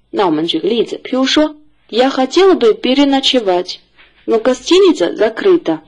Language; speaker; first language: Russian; non-native, fluent; Chinese